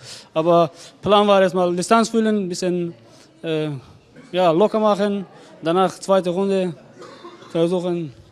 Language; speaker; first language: German; non-native, learner; Tajik